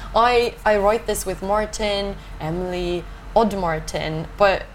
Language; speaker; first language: English; non-native, fluent; Norwegian